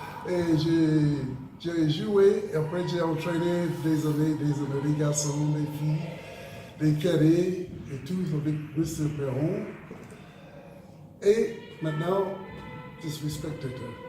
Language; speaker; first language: French; non-native, learner; English